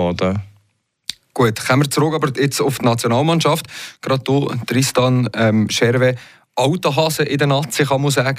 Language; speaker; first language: German; native; German